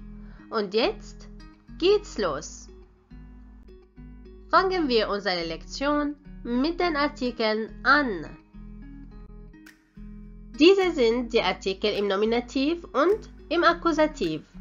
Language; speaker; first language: German; non-native, fluent; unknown